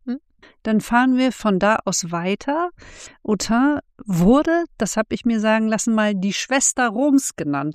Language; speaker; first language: German; native; German